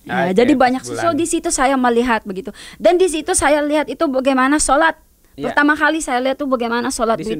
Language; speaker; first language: Indonesian; non-native, learner; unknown